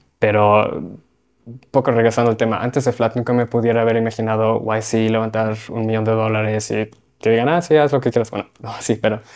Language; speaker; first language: Spanish; early bilingual, heritage; Spanish